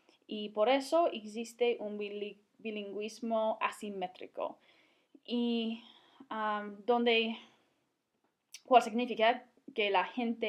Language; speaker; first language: Spanish; non-native, fluent; English